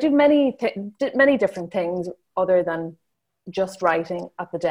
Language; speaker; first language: English; native; English